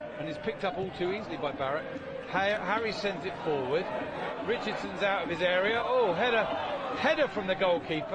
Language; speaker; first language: English; native; English